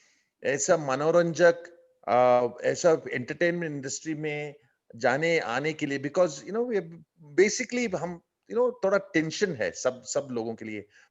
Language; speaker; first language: Hindi; non-native, learner; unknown